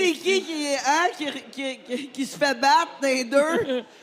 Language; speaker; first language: French; native; French